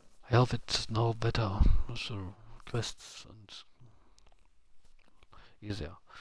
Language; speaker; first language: English; non-native, learner; German